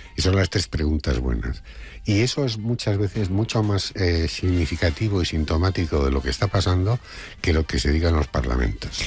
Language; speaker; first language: Spanish; native; Spanish